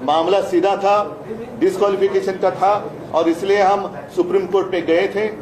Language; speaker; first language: Hindi; non-native, local second language; Marathi